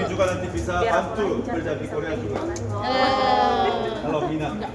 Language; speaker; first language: Indonesian; non-native, learner; Korean